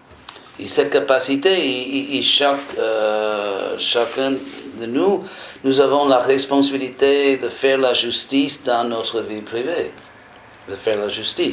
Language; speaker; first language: French; non-native, fluent; English